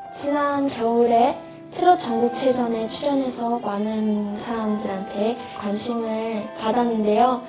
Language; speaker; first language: Korean; early bilingual, other home language; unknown